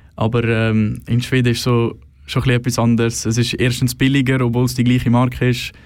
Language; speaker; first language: German; non-native, fluent; Swedish